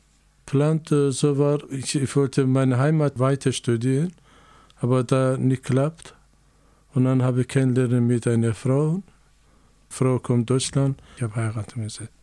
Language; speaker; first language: German; non-native, learner; Azerbaijani